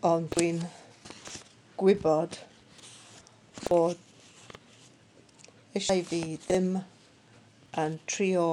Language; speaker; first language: Welsh; non-native, learner; English